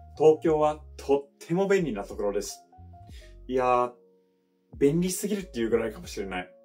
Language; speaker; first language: Japanese; non-native, fluent; English